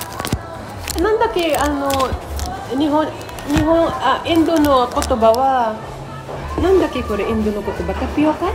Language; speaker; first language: Japanese; non-native, learner; Filipino